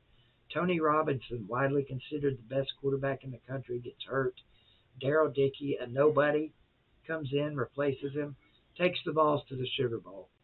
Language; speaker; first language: English; native; English